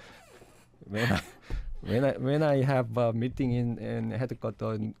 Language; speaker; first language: English; non-native, learner; Korean